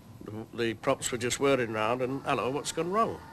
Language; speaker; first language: English; native; English